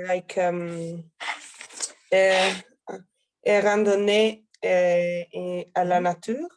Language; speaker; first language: French; non-native, learner; Italian